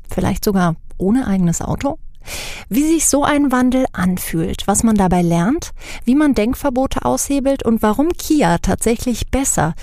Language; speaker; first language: German; native; German